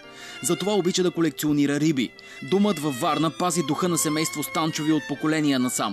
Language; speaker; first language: Bulgarian; native; Bulgarian